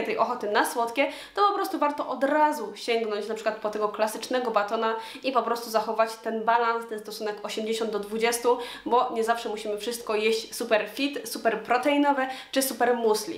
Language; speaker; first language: Polish; native; Polish